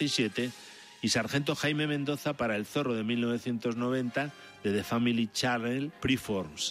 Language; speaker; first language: Spanish; native; Spanish